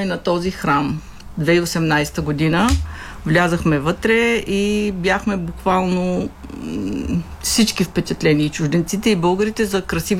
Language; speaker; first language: Bulgarian; native; Bulgarian